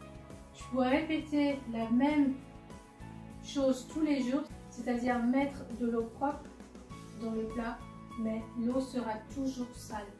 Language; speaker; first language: French; native; French